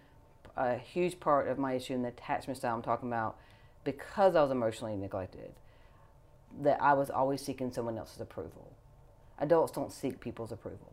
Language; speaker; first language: English; native; English